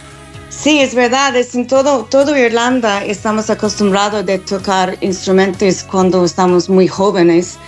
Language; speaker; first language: Spanish; non-native, fluent; English